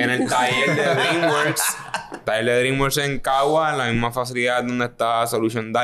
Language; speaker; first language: Spanish; native; Spanish